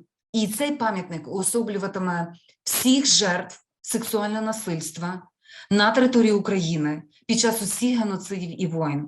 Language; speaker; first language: Ukrainian; native; Ukrainian